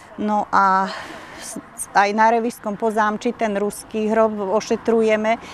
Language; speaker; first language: Slovak; native; Slovak